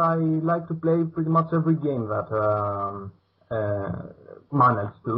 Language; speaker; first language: English; non-native, fluent; Greek